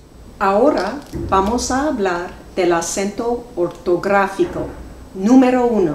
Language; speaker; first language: Spanish; non-native, fluent; English